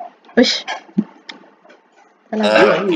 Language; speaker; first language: Malay; native; Malay